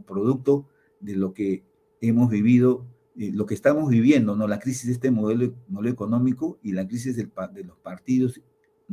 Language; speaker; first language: Spanish; native; Spanish